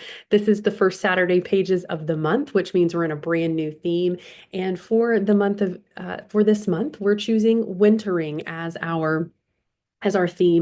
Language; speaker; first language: English; native; English